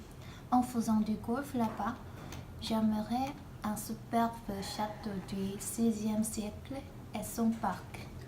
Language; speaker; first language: French; non-native, learner; Korean